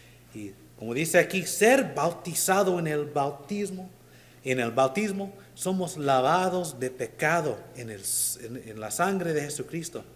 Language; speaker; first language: Spanish; non-native, learner; English